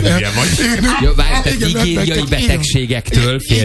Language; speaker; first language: Hungarian; native; Hungarian